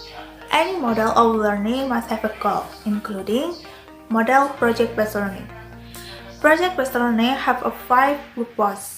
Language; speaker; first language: English; non-native, learner; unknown